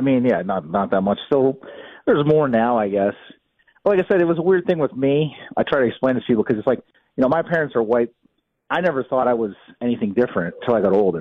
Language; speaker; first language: English; native; English